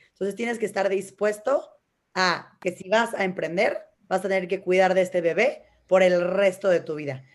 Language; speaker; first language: Spanish; native; Spanish